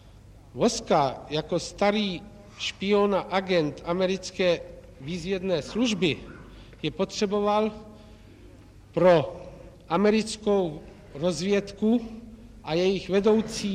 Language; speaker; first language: Czech; native; Czech